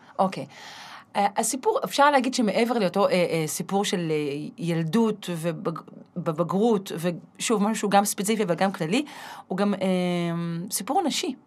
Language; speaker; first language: Hebrew; native; Hebrew